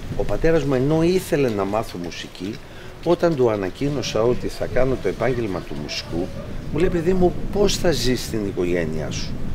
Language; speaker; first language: Greek; early bilingual, other home language; English